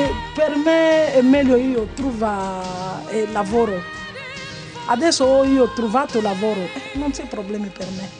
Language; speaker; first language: Italian; non-native, learner; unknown